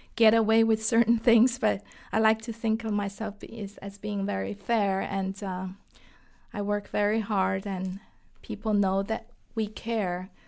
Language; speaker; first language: English; non-native, fluent; Chinese